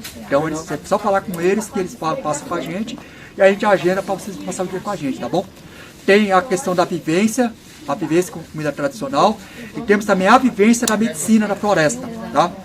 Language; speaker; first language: Portuguese; non-native, local second language; Guarani